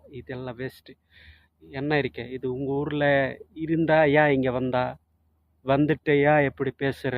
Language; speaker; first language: Tamil; non-native, learner; Assamese